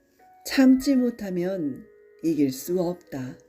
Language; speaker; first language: Korean; native; Korean